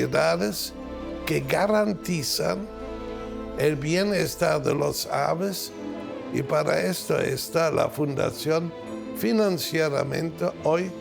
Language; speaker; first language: Spanish; non-native, fluent; German